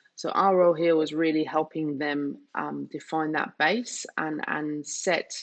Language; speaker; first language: English; non-native, fluent; Danish